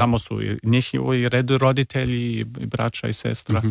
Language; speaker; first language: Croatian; early bilingual, heritage; Serbian